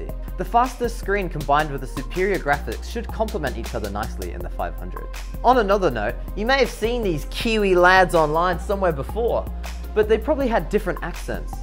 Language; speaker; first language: English; native; English